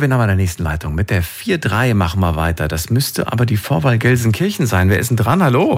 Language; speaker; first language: German; native; German